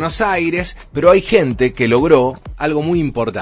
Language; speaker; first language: Spanish; native; Spanish